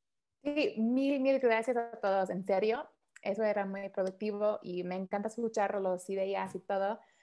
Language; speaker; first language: Spanish; early bilingual, heritage; Spanish